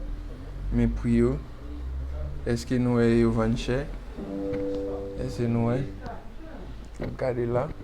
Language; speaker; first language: French; non-native, learner; Haitian Creole